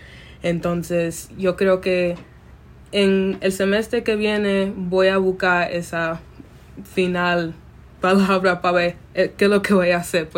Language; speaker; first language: Spanish; early bilingual, other home language; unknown